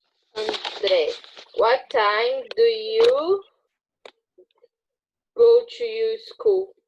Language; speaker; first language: English; non-native, learner; Portuguese